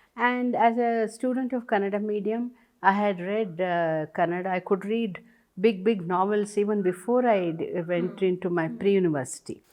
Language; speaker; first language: English; non-native, local second language; Tamil